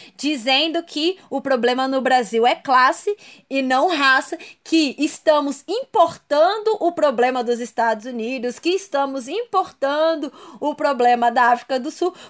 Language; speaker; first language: Portuguese; native; Portuguese